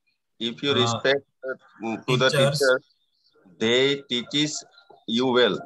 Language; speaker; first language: English; non-native, learner; Gujarati